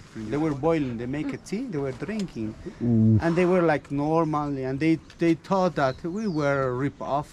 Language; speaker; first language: English; non-native, fluent; Spanish